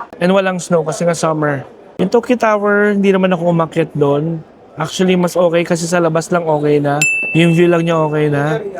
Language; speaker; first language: Filipino; native; Filipino